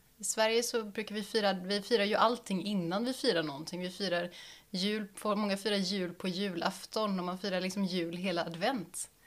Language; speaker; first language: Swedish; native; Swedish